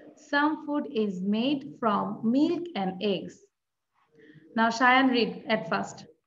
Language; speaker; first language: English; non-native, local second language; Bangla